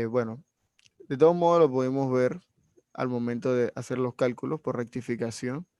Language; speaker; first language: Spanish; native; Spanish